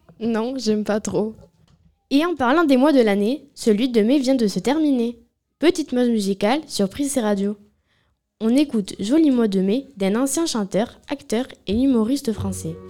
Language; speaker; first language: French; native; French